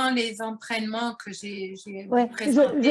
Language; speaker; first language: French; non-native, fluent; Portuguese